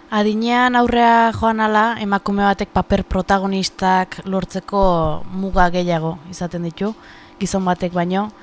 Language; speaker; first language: Basque; native; Basque